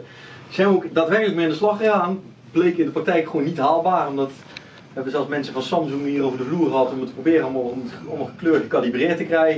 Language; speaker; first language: Dutch; native; Dutch